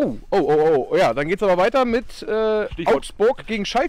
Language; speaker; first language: German; native; German